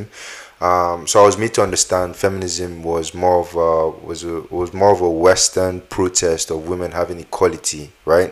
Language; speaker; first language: English; non-native, local second language; Hausa